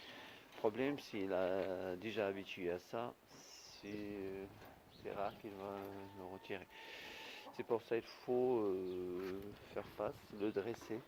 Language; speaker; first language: French; non-native, fluent; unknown